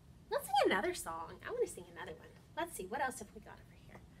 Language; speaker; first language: English; native; English